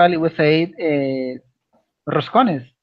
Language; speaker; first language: English; non-native, learner; Spanish